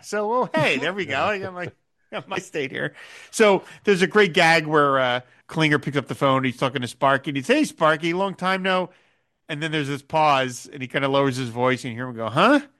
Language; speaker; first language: English; native; English